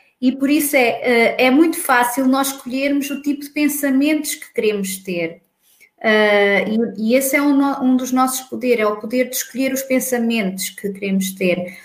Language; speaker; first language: Portuguese; native; Portuguese